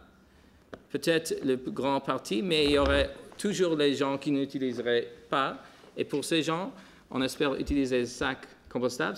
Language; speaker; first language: French; non-native, local second language; English